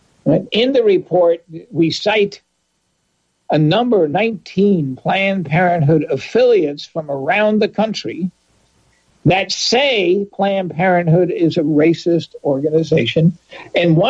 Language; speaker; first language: English; native; English